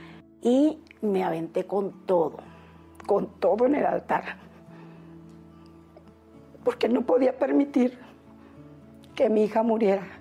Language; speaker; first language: Spanish; native; Spanish